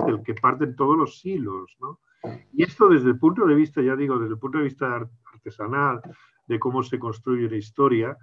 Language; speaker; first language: Spanish; native; Spanish